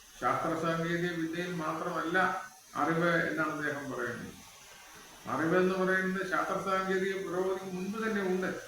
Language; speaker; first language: Malayalam; native; Malayalam